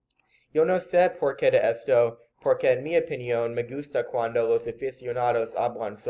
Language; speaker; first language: Spanish; non-native, learner; English